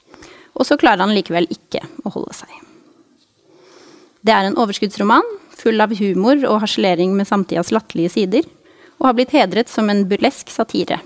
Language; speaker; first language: Norwegian; native; Norwegian